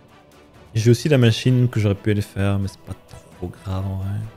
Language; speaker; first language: French; native; French